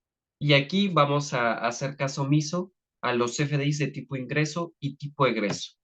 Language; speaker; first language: Spanish; native; Spanish